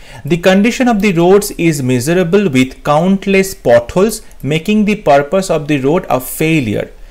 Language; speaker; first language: English; non-native, local second language; Bangla